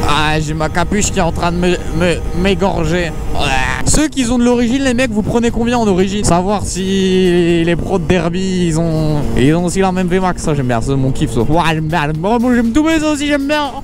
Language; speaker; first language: French; native; French